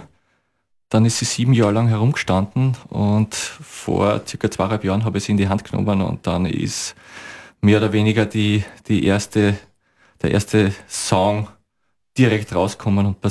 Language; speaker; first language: German; native; German